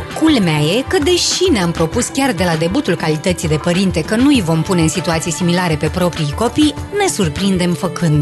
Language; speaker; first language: Romanian; native; Romanian